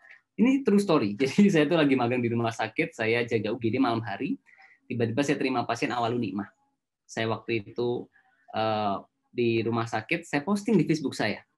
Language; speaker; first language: Indonesian; native; Indonesian